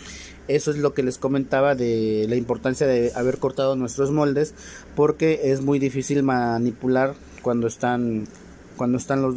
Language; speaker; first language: Spanish; native; Spanish